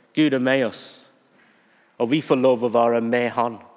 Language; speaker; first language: Norwegian; non-native, fluent; English